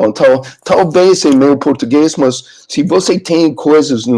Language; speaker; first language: Portuguese; non-native, learner; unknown